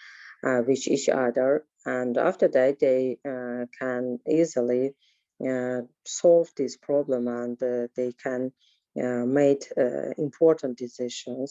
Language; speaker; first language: English; non-native, learner; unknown